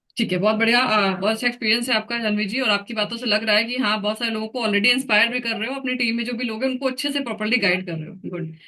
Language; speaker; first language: Hindi; native; Hindi